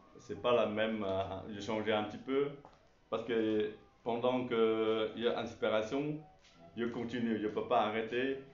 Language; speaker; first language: French; non-native, learner; Chinese